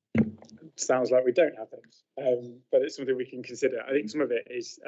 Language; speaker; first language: English; native; English